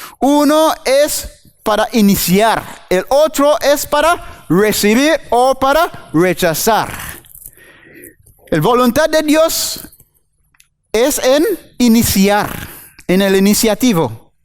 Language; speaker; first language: Spanish; non-native, learner; English